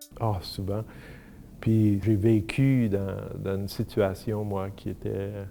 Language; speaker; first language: French; native; French